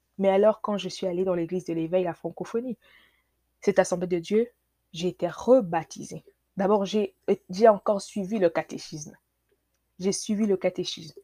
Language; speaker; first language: French; non-native, local second language; Lingala